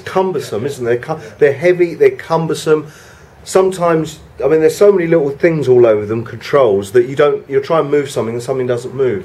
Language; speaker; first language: English; native; English